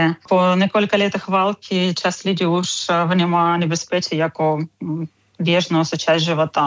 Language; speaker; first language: Czech; non-native, fluent; Ukrainian